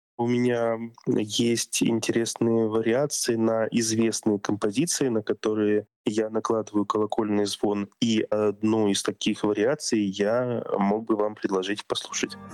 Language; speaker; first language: Russian; native; Russian